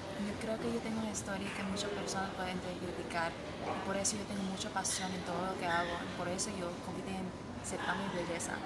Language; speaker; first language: Spanish; early bilingual, heritage; English